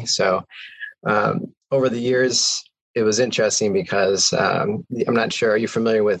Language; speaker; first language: English; native; English